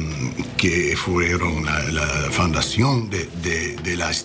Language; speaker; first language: Spanish; non-native, learner; English